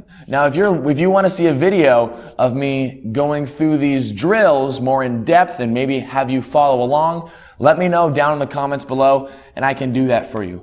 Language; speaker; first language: English; native; English